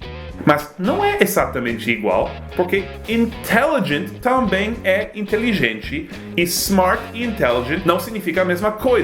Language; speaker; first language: Portuguese; non-native, fluent; English